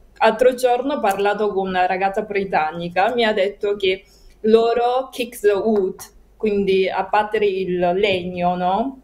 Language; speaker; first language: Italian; non-native, fluent; Chinese